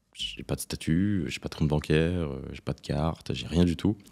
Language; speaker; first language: French; native; French